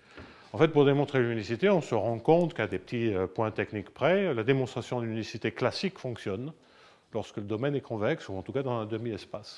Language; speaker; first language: French; native; French